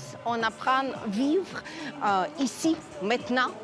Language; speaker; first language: French; non-native, fluent; Ukrainian